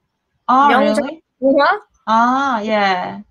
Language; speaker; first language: English; non-native, learner; Korean